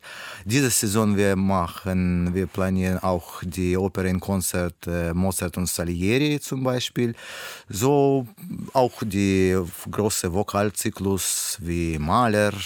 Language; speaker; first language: German; non-native, learner; Russian